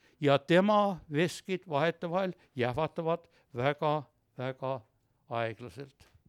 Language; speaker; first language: Estonian; early bilingual, heritage; Estonian